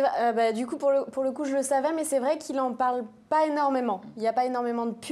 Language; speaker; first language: French; native; French